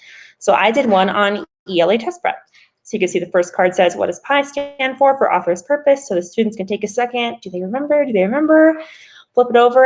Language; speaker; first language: English; native; English